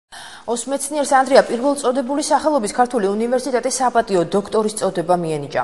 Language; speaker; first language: Georgian; native; Georgian